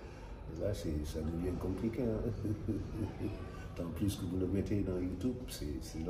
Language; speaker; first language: French; non-native, local second language; Wolof